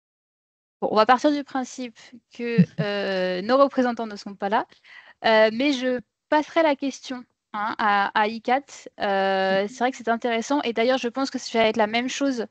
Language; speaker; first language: French; native; French